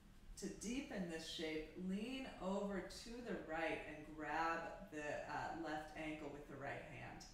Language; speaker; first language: English; native; English